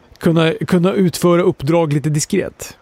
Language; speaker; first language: Swedish; native; Swedish